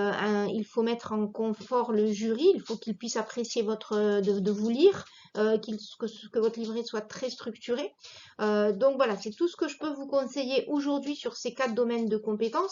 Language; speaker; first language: French; native; French